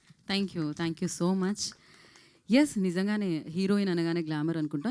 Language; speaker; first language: Telugu; native; Telugu